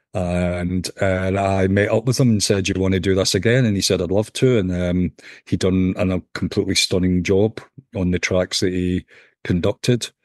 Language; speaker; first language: English; native; English